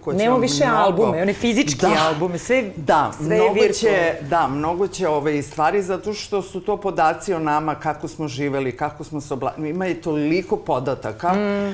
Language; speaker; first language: Bosnian; native; Bosnian